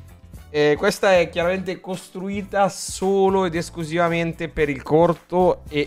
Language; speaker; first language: Italian; native; Italian